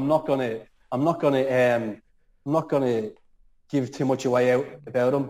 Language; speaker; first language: English; native; English